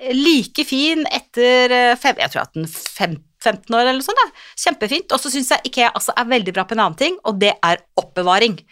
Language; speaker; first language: Norwegian; native; Norwegian